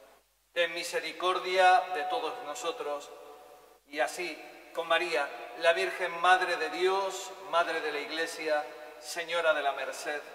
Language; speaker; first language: Spanish; native; Spanish